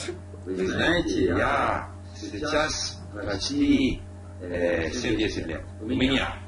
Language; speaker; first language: Russian; non-native, learner; English